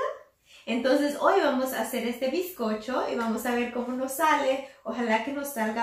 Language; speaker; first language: Spanish; early bilingual, heritage; English